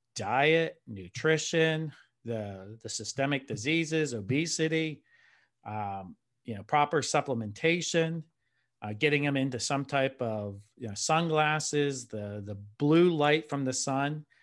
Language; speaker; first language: English; native; English